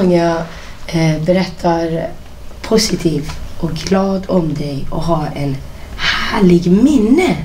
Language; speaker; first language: Swedish; non-native, fluent; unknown